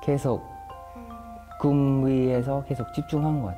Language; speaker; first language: Korean; non-native, fluent; Thai